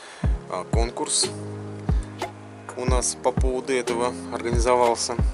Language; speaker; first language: Russian; native; Russian